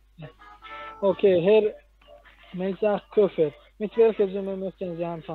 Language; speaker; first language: German; non-native, learner; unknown